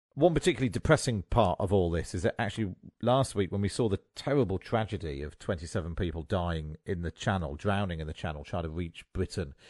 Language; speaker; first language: English; native; English